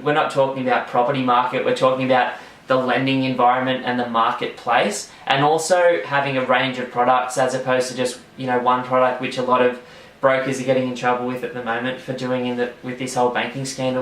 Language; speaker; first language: English; native; English